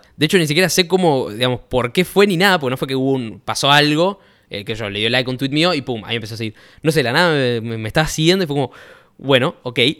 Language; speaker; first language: Spanish; native; Spanish